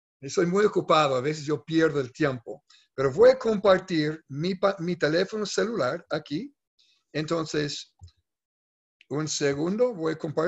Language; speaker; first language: Spanish; non-native, fluent; English